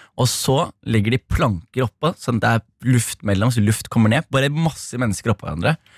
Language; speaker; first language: Norwegian; early bilingual, other home language; Somali